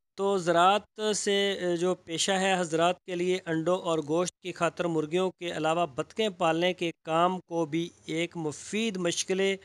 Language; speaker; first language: Urdu; non-native, local second language; Punjabi